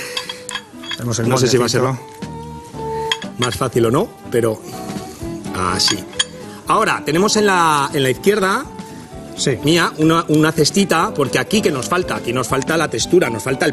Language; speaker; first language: Spanish; native; Spanish